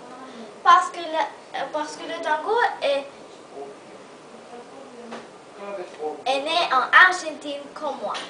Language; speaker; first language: French; non-native, learner; Spanish